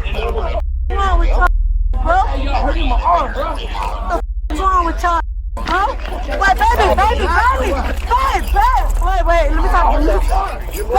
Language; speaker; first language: English; native; English